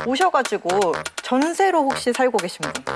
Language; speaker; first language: Korean; native; Korean